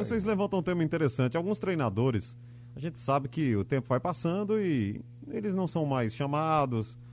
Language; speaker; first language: Portuguese; native; Portuguese